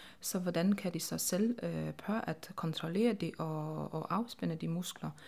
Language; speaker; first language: Danish; non-native, fluent; Polish